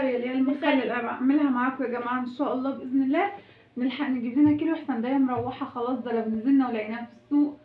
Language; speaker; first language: Arabic; native; Arabic